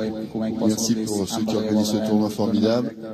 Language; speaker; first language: French; native; French